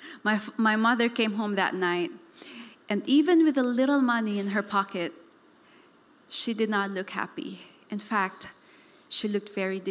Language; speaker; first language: English; non-native, local second language; Cebuano